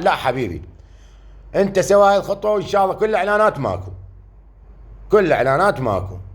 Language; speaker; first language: Arabic; native; Arabic